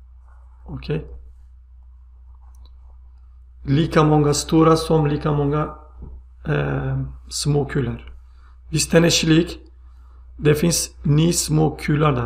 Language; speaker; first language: Swedish; non-native, fluent; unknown